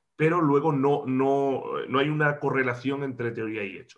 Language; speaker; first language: Spanish; native; Spanish